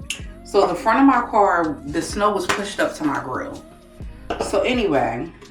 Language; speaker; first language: English; native; English